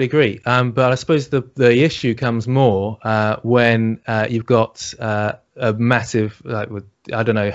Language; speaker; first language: English; native; English